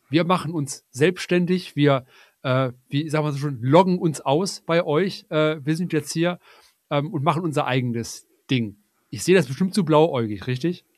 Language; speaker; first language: German; native; German